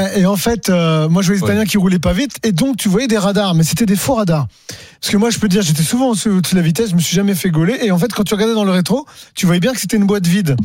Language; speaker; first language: French; native; French